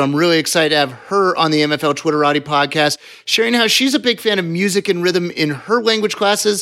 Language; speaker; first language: English; native; English